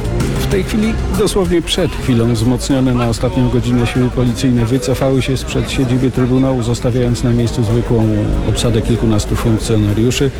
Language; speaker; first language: Polish; native; Polish